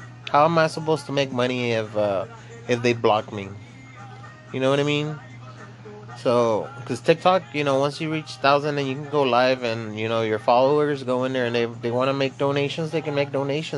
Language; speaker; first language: English; early bilingual, other home language; Spanish